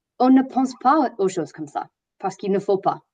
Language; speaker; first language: French; non-native, fluent; English